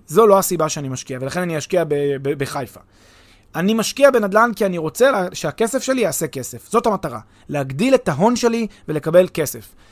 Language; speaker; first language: Hebrew; native; Hebrew